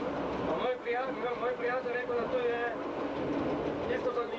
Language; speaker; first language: Slovenian; non-native, learner; Italian